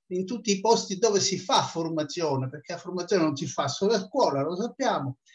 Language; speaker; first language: Italian; native; Italian